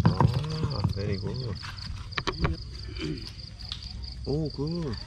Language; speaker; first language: English; non-native, learner; Korean